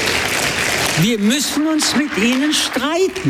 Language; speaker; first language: German; early bilingual, other home language; French